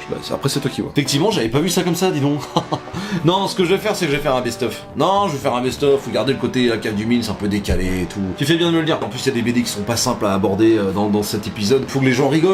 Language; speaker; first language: French; native; French